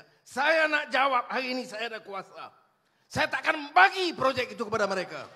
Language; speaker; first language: Malay; native; Malay